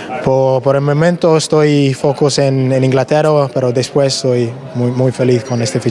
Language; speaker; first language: Spanish; non-native, learner; English